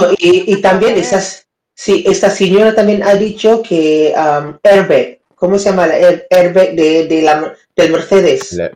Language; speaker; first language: Spanish; non-native, learner; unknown